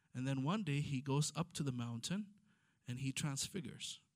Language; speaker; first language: English; non-native, fluent; Amharic